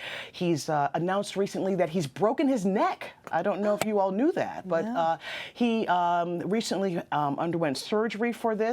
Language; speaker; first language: English; native; English